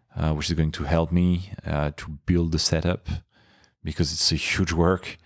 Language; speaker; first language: English; non-native, fluent; French